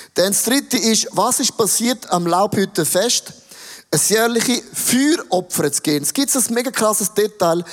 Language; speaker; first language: German; native; German